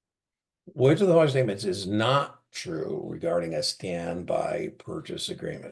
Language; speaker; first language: English; native; English